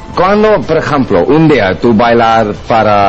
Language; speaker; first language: Spanish; non-native, learner; English